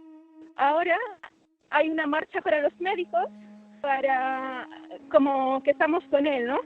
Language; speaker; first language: Spanish; non-native, fluent; Arabic